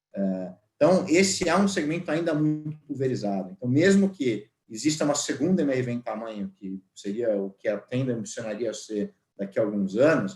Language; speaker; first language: Portuguese; native; Portuguese